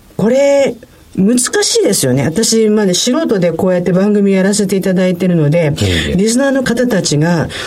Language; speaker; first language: Japanese; native; Japanese